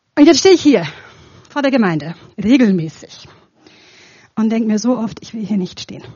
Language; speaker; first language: German; non-native, fluent; Romanian